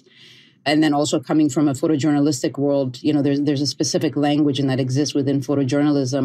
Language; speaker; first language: English; native; English